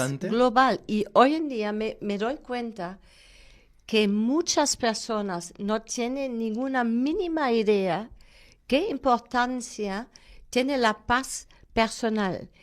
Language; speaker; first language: Spanish; non-native, fluent; German